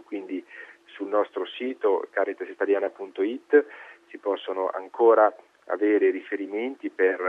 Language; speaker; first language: Italian; native; Italian